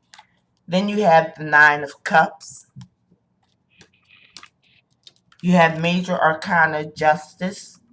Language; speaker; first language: English; native; English